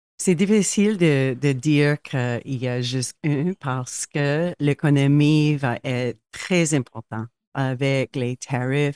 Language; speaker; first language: French; non-native, local second language; English